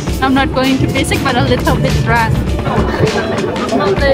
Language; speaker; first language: English; non-native, learner; Khmer